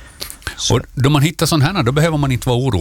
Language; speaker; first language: Swedish; native; Swedish